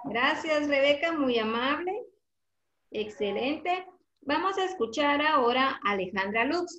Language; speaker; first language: Spanish; native; Spanish